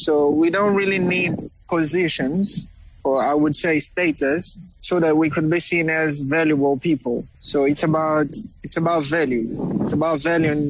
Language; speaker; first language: English; non-native, fluent; Kongo